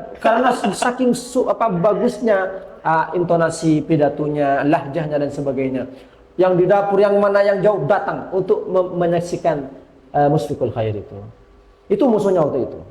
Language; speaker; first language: Indonesian; non-native, local second language; Madurese